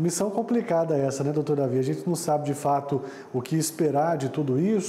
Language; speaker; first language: Portuguese; native; Portuguese